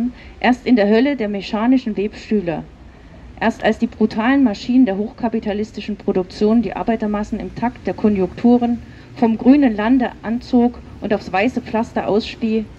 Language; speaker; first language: German; native; German